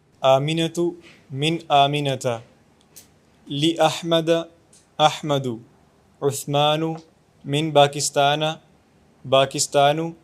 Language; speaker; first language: Arabic; non-native, learner; Urdu